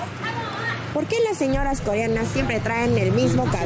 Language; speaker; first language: Spanish; early bilingual, other home language; Korean